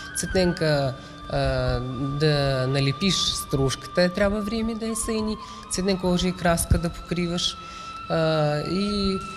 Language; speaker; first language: Bulgarian; native; Bulgarian